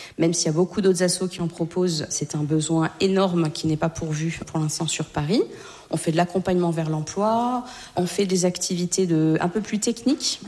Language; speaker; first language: French; native; French